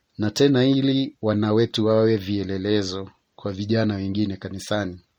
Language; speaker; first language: Swahili; non-native, local second language; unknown